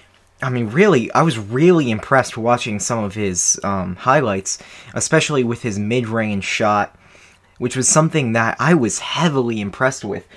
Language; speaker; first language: English; native; English